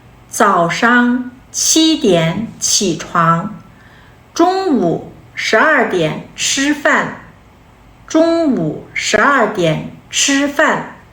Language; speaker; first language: Chinese; non-native, fluent; Kazakh